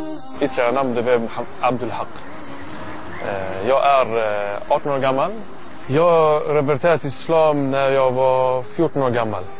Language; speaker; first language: Swedish; non-native, learner; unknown